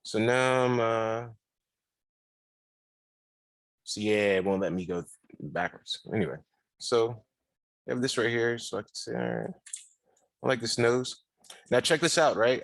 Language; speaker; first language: English; native; English